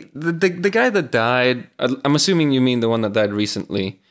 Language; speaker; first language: English; non-native, fluent; Spanish